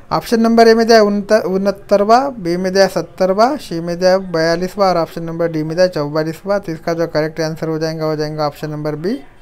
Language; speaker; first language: Hindi; non-native, local second language; Marathi